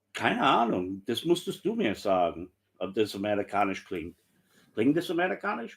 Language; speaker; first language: German; non-native, fluent; English